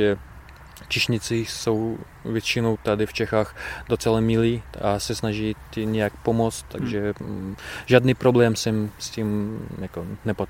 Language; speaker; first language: Czech; non-native, fluent; Russian